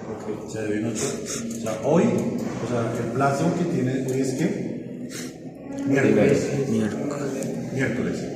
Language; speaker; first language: Spanish; native; Spanish